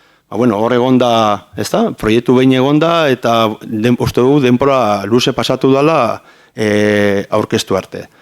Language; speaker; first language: Basque; native; Basque